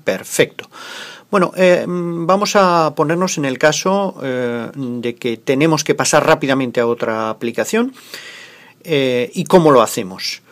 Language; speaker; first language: Spanish; native; Spanish